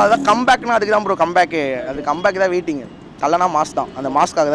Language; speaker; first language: Tamil; native; Tamil